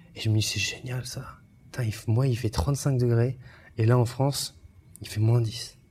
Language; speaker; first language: French; early bilingual, other home language; Chinese